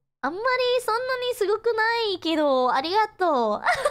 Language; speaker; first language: Japanese; non-native, learner; English